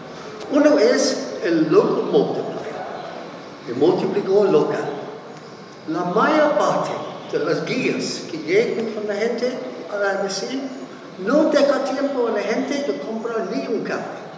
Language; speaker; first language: Spanish; non-native, fluent; English